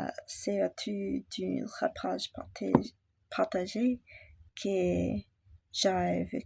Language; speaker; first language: French; non-native, learner; English